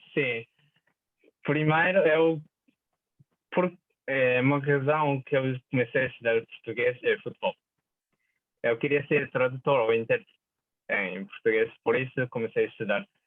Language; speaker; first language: Portuguese; non-native, fluent; Japanese